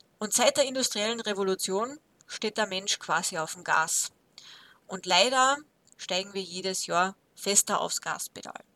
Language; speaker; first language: German; native; German